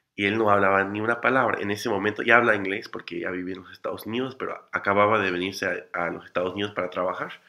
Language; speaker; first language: Spanish; non-native, fluent; English